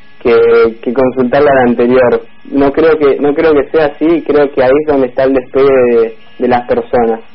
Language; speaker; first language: Spanish; native; Spanish